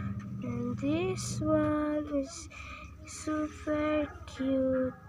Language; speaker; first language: English; non-native, local second language; Filipino